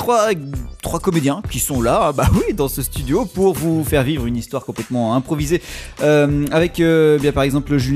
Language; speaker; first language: French; native; French